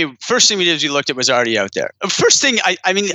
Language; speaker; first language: English; native; English